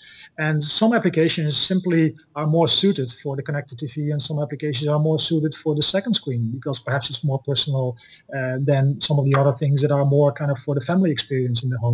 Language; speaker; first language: English; non-native, fluent; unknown